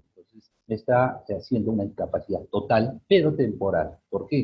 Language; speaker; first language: Spanish; native; Spanish